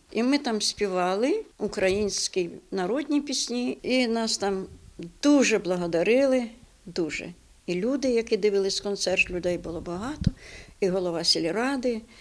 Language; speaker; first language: Ukrainian; non-native, local second language; Russian